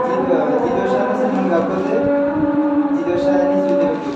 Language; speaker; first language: Japanese; non-native, learner; Bangla